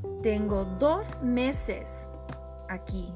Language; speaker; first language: Spanish; non-native, fluent; English